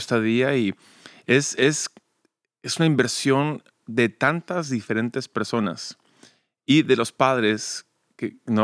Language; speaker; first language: Spanish; early bilingual, other home language; English